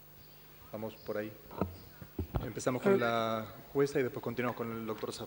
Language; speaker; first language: Spanish; native; Spanish